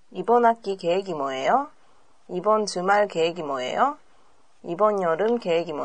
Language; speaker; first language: Korean; non-native, learner; Japanese